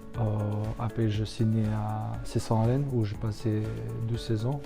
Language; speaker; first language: French; non-native, fluent; Slovenian